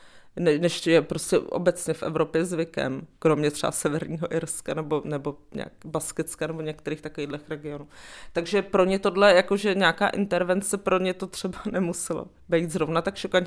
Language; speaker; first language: Czech; native; Czech